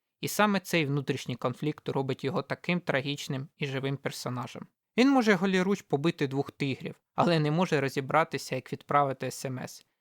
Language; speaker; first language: Ukrainian; native; Ukrainian